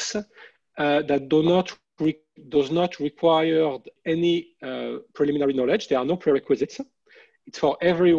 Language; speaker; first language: English; non-native, fluent; French